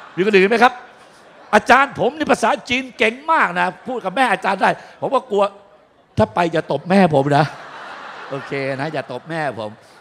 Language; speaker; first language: Thai; native; Thai